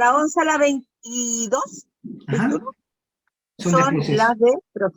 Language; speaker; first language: Spanish; native; Spanish